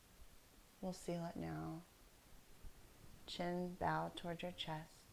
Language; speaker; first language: English; native; English